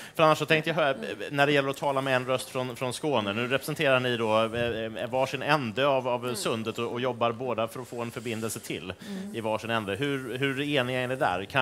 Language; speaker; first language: Swedish; native; Swedish